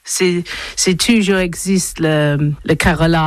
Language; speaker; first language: French; non-native, learner; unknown